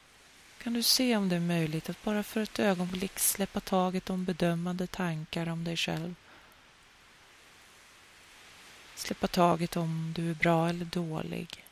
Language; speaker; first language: Swedish; native; Swedish